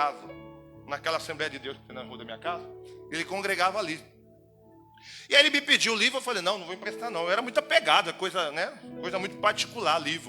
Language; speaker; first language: Portuguese; native; Portuguese